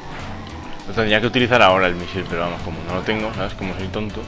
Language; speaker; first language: Spanish; native; Spanish